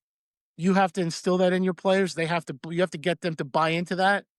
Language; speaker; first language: English; native; English